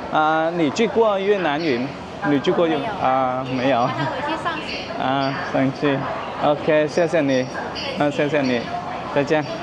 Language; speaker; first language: Chinese; non-native, learner; Vietnamese